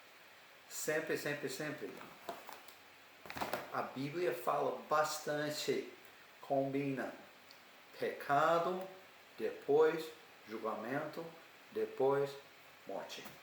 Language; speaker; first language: Portuguese; non-native, learner; English